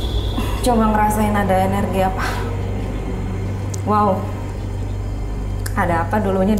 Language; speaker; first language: Indonesian; native; Indonesian